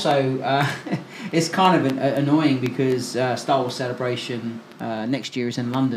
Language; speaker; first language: English; native; English